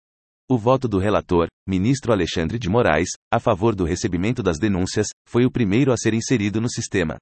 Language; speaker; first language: Portuguese; native; Portuguese